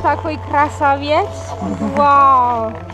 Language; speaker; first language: Russian; non-native, learner; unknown